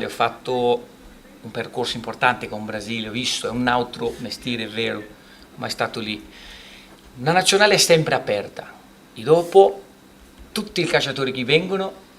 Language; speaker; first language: Italian; non-native, fluent; Portuguese